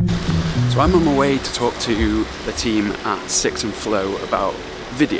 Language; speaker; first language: English; native; English